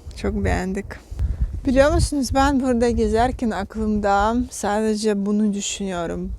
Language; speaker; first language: Turkish; non-native, fluent; Russian